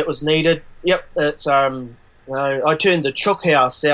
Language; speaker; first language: English; native; English